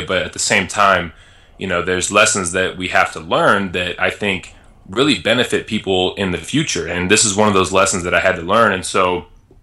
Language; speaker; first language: English; native; English